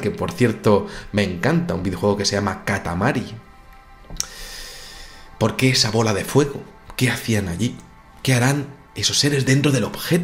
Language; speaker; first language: Spanish; native; Spanish